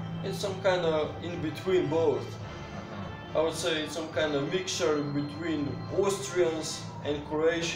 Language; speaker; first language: English; non-native, fluent; Slovenian